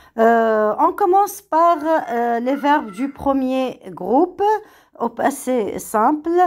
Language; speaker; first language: French; non-native, local second language; Arabic